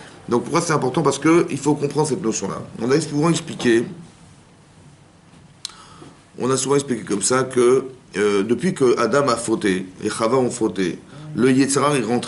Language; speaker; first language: French; native; French